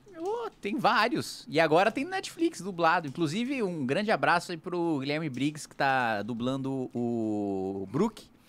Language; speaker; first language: Portuguese; native; Portuguese